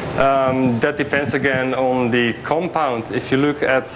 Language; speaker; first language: English; non-native, fluent; Dutch